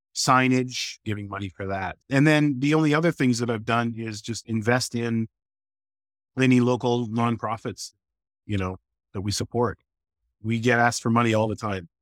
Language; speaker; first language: English; native; English